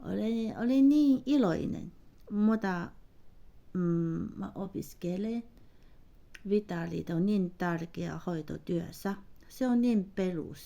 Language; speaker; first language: Finnish; non-native, learner; Chinese